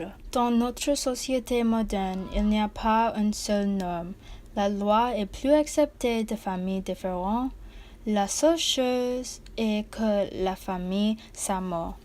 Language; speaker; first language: French; non-native, learner; English